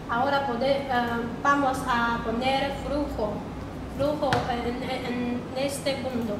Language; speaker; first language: Spanish; non-native, learner; Chinese